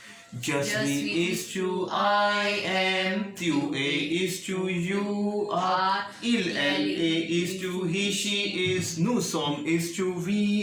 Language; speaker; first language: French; non-native, learner; Hindi